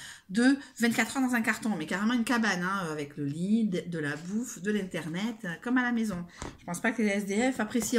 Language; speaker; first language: French; native; French